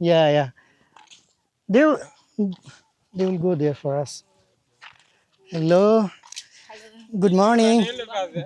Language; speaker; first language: English; non-native, learner; Bangla